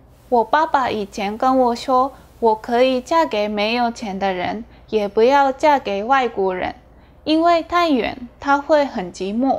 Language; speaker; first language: Chinese; non-native, fluent; Japanese